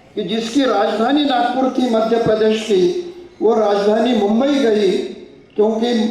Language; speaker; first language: Hindi; non-native, local second language; Marathi